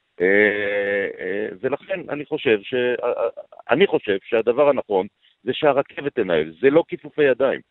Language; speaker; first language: Hebrew; native; Hebrew